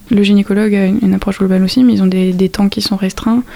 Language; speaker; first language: French; native; French